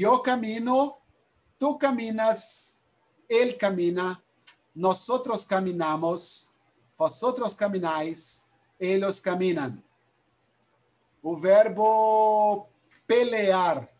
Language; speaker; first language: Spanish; non-native, learner; Portuguese